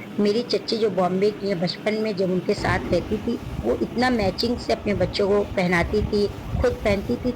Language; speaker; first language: Hindi; native; Hindi